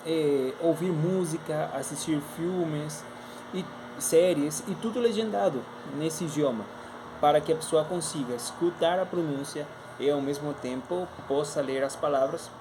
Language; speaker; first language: Portuguese; non-native, fluent; Spanish